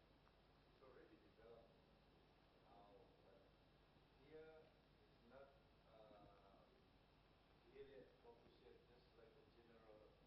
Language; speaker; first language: English; non-native, fluent; Indonesian